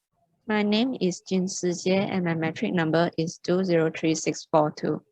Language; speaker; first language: English; non-native, local second language; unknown